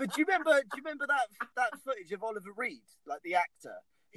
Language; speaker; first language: English; native; English